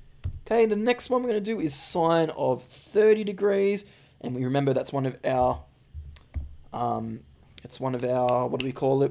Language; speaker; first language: English; native; English